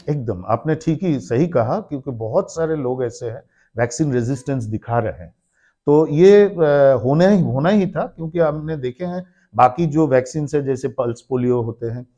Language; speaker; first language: Hindi; non-native, local second language; Bangla